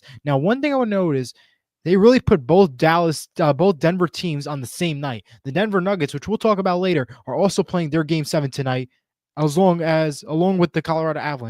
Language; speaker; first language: English; native; English